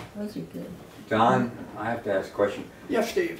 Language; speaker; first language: English; native; English